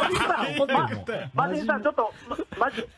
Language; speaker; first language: Japanese; native; Japanese